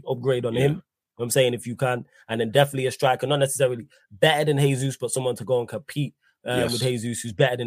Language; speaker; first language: English; native; English